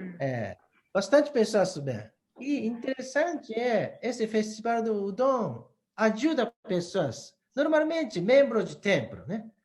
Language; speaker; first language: Portuguese; non-native, learner; Japanese